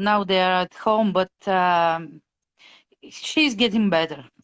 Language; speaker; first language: English; non-native, fluent; Bulgarian